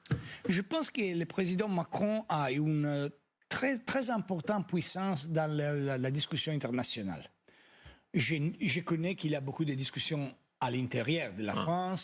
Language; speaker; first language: French; non-native, fluent; Italian